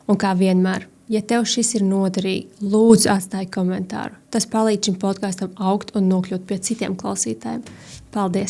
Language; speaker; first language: Latvian; native; Latvian